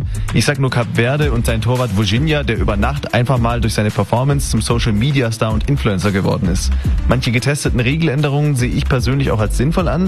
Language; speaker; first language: German; native; German